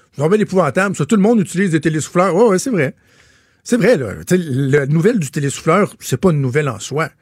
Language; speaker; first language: French; native; French